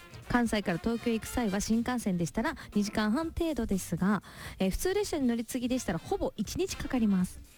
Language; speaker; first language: Japanese; native; Japanese